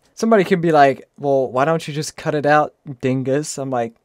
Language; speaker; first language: English; native; English